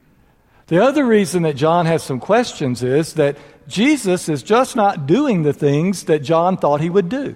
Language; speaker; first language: English; native; English